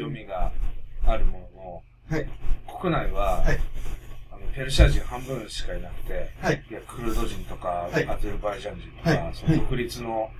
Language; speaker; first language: Japanese; native; Japanese